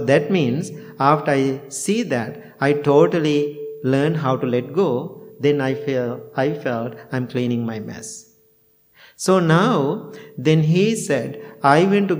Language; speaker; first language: English; non-native, local second language; Sinhala